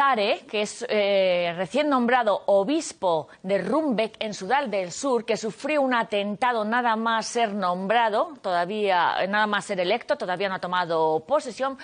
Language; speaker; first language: Spanish; native; Spanish